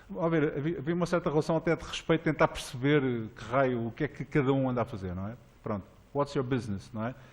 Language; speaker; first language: Portuguese; native; Portuguese